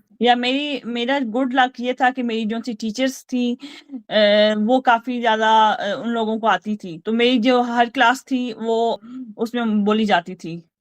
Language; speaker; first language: Urdu; native; Urdu